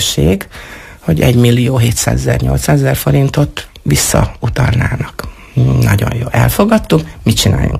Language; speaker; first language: Hungarian; native; Hungarian